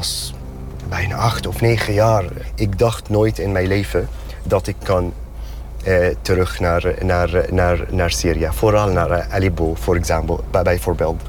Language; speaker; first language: Dutch; non-native, learner; Arabic